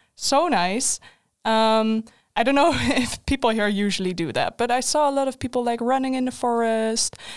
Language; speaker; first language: English; non-native, fluent; Dutch